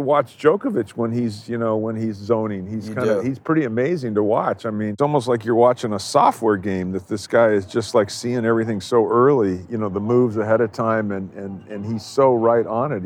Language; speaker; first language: English; native; English